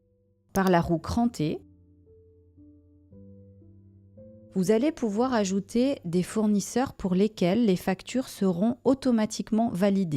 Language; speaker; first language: French; native; French